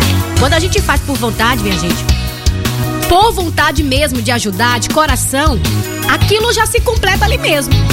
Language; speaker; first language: Portuguese; native; Portuguese